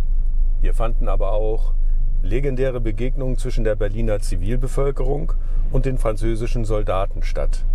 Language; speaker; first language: German; native; German